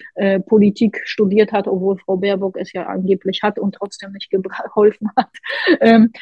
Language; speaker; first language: German; non-native, fluent; Polish